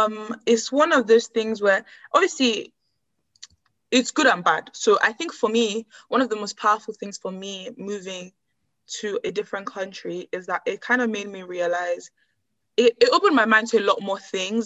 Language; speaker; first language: English; non-native, local second language; Yoruba